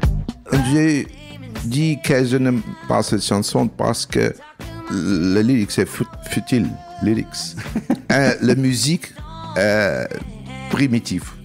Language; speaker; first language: French; non-native, learner; Russian